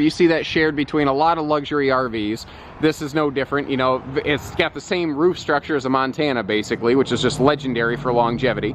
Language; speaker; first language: English; native; English